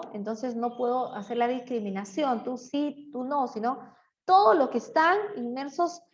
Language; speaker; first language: Spanish; native; Spanish